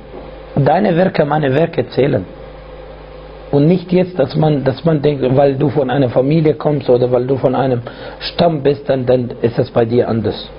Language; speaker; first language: German; non-native, fluent; Arabic